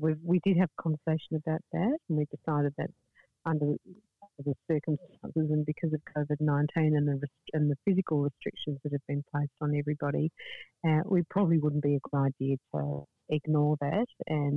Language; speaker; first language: English; native; English